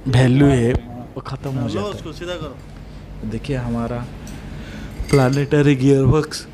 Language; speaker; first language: Hindi; non-native, local second language; Odia